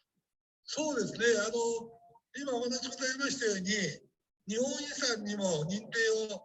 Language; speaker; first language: Japanese; native; Japanese